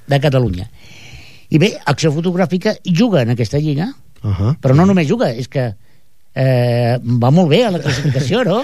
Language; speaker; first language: Catalan; native; Catalan